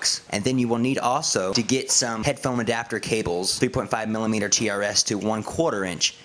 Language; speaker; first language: English; native; English